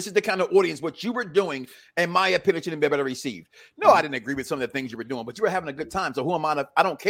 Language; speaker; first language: English; native; English